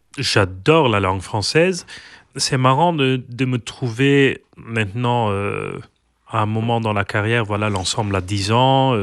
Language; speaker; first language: French; non-native, local second language; Dutch